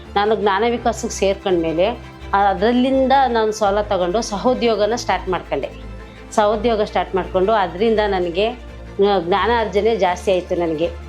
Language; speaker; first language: Kannada; native; Kannada